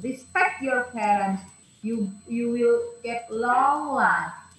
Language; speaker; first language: English; non-native, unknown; Indonesian